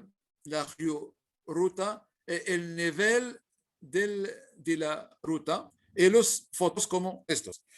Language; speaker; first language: Spanish; non-native, learner; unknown